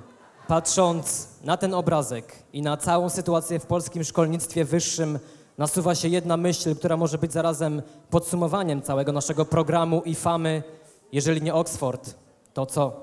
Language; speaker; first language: Polish; native; Polish